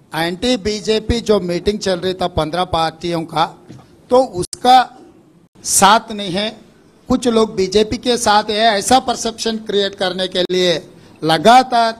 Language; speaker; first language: Hindi; non-native, local second language; Telugu